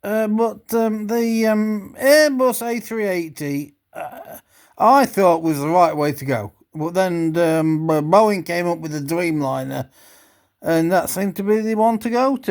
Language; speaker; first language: English; native; English